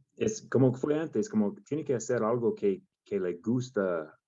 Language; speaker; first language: Spanish; non-native, learner; English